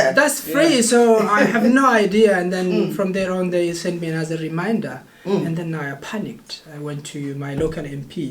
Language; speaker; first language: English; non-native, fluent; Oromo